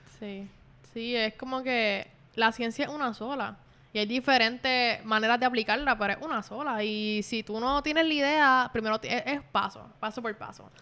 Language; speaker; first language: Spanish; native; Spanish